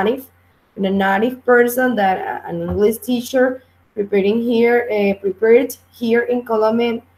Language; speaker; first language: English; non-native, learner; Spanish